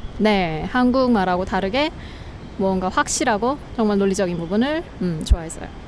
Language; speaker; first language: Korean; native; Korean